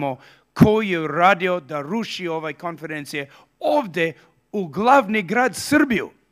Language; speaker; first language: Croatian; early bilingual, heritage; Serbian